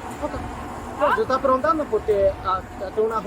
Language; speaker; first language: Spanish; early bilingual, heritage; Spanish